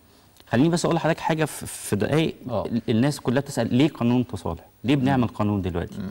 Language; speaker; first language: Arabic; native; Arabic